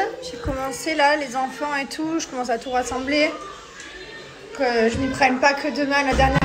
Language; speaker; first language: French; native; French